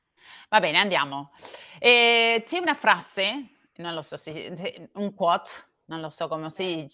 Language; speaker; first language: Italian; non-native, learner; Spanish